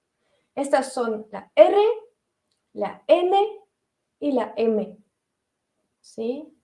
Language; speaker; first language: Spanish; non-native, fluent; Russian